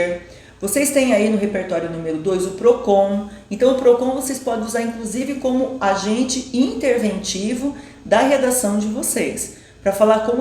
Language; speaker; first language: Portuguese; native; Portuguese